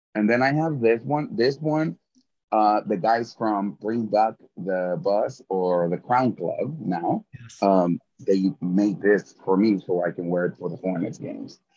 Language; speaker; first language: English; early bilingual, other home language; Spanish